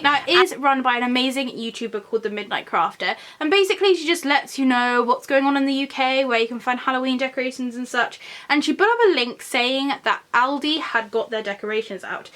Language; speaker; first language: English; native; English